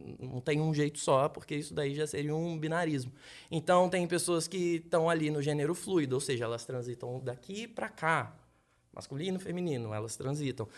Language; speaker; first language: Portuguese; native; Portuguese